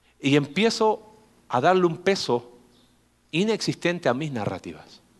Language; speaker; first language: Spanish; native; Spanish